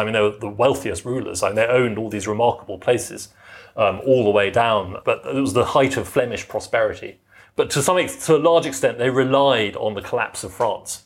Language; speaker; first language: English; native; English